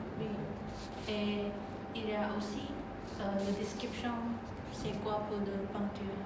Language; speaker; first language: French; non-native, learner; Khmer